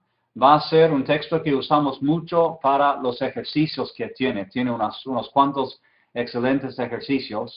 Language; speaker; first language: Spanish; non-native, fluent; English